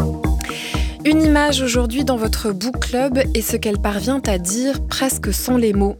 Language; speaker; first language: French; native; French